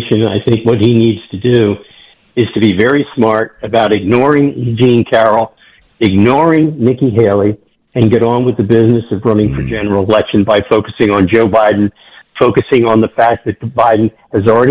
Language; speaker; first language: English; native; English